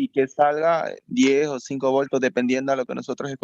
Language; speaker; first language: Spanish; native; Spanish